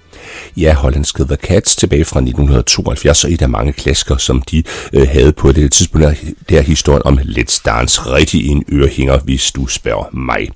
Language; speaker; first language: Danish; native; Danish